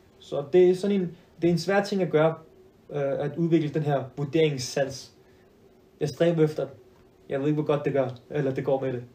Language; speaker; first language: Danish; early bilingual, other home language; Arabic